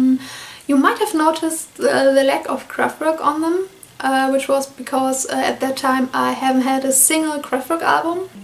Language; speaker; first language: English; non-native, fluent; German